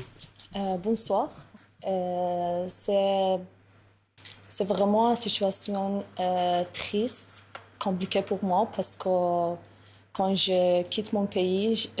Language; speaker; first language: French; non-native, learner; Persian